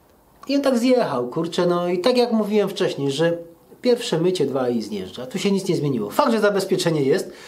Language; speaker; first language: Polish; native; Polish